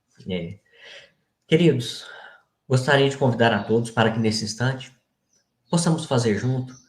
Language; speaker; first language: Portuguese; native; Portuguese